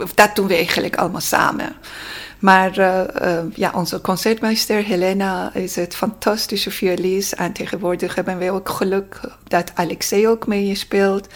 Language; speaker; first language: Dutch; non-native, fluent; Persian